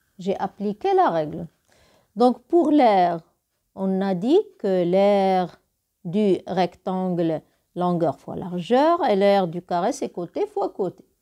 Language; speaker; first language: French; non-native, local second language; Arabic